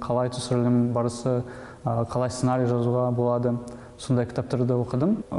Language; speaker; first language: Kazakh; non-native, local second language; Russian